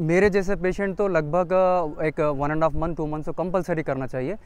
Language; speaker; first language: Hindi; non-native, local second language; Urdu